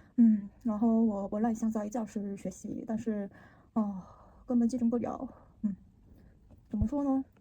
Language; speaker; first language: Chinese; non-native, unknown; Korean